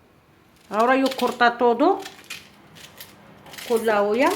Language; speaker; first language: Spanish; non-native, learner; Arabic